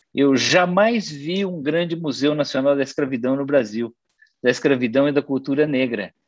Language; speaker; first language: Portuguese; native; Portuguese